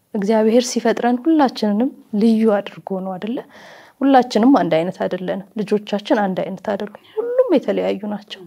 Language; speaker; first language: Amharic; native; Amharic